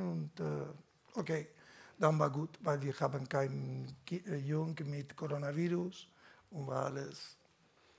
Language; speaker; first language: German; non-native, learner; Catalan